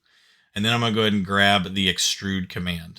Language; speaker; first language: English; native; English